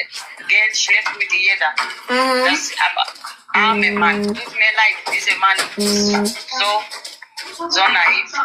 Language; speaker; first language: German; non-native, learner; Nigerian Pidgin